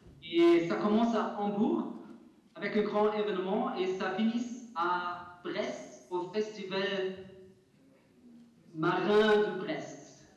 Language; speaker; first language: French; non-native, fluent; German